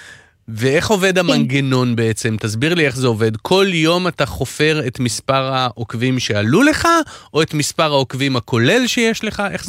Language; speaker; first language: Hebrew; native; Hebrew